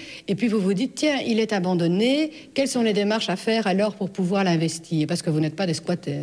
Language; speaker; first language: French; native; French